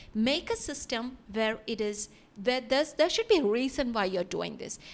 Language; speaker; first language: English; non-native, local second language; Malayalam